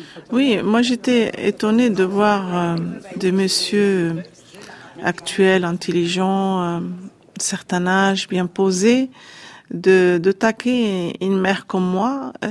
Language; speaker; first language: French; non-native, fluent; Arabic